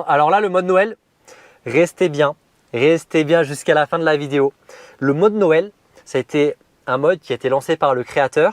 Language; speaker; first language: French; native; French